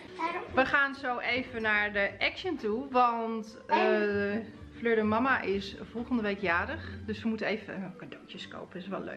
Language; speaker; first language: Dutch; native; Dutch